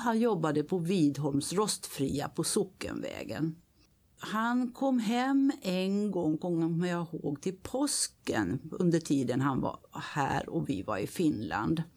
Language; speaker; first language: Swedish; native; Swedish